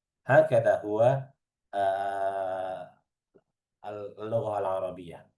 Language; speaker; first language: Arabic; non-native, fluent; Indonesian